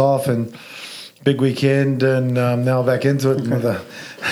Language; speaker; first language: English; native; English